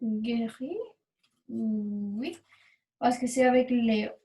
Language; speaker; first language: French; non-native, learner; Spanish